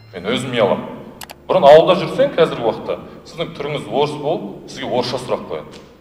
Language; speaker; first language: Kazakh; non-native, local second language; Russian